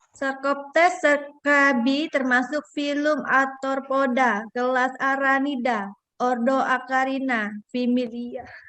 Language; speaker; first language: Indonesian; native; Indonesian